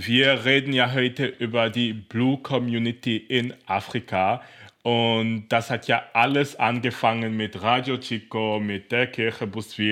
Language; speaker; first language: German; native; German